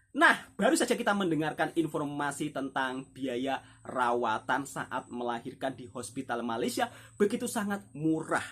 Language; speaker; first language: Indonesian; native; Indonesian